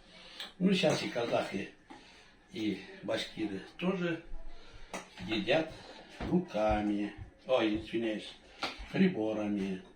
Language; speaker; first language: Russian; non-native, local second language; Tatar